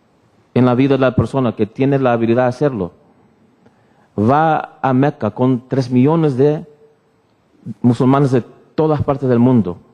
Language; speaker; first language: Spanish; early bilingual, heritage; Spanish